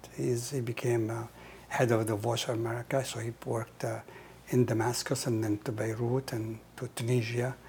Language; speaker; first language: English; non-native, fluent; Hebrew